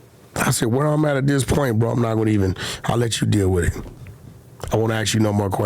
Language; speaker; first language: English; native; English